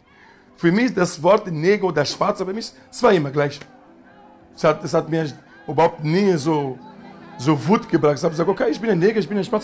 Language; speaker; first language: German; non-native, learner; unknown